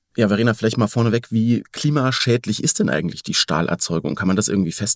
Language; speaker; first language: German; native; German